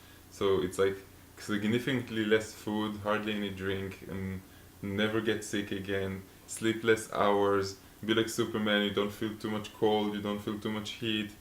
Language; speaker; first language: English; non-native, fluent; Hebrew